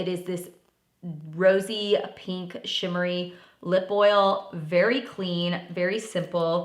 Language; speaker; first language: English; native; English